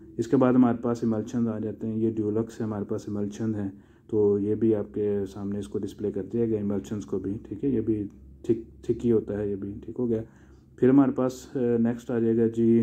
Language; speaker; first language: Urdu; non-native, local second language; Punjabi